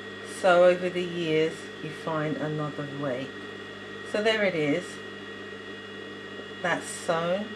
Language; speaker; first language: English; native; English